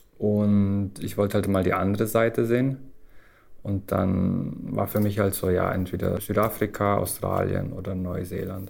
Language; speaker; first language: German; native; German